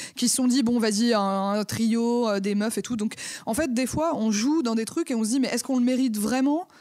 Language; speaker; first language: French; native; French